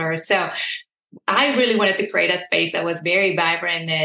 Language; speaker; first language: English; non-native, fluent; Spanish